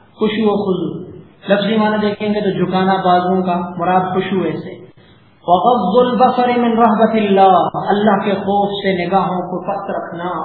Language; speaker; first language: Urdu; native; Urdu